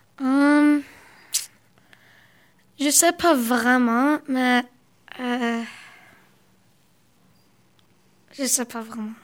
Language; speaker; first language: French; early bilingual, other home language; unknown